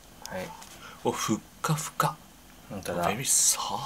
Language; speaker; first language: English; non-native, fluent; Japanese